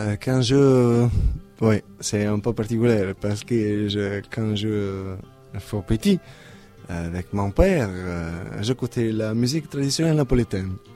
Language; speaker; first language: French; non-native, learner; Italian